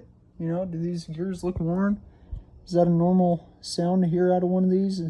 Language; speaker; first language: English; native; English